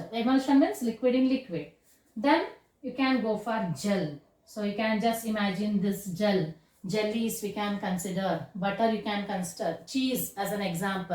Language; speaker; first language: English; non-native, local second language; Kannada